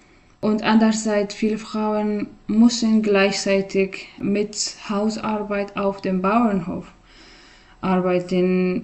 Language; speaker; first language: German; non-native, learner; Persian